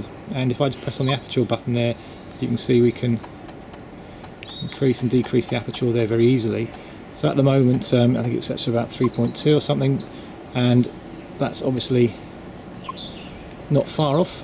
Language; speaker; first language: English; native; English